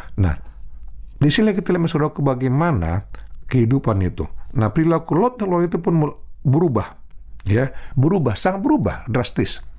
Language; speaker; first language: Indonesian; non-native, local second language; Batak Toba